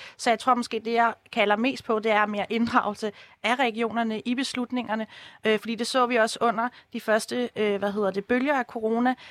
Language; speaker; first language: Danish; native; Danish